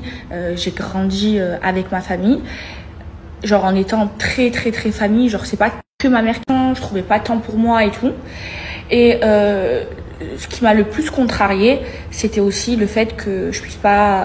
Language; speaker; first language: French; native; French